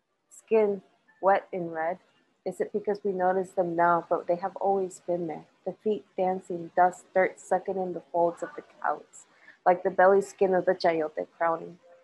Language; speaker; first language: English; early bilingual, other home language; Spanish